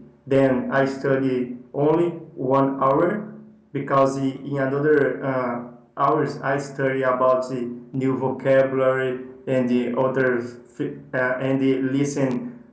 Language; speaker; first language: English; non-native, learner; Portuguese